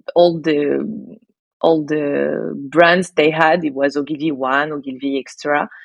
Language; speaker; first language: English; non-native, fluent; French